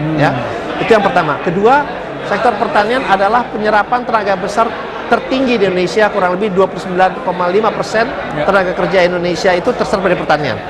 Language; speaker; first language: Indonesian; native; Indonesian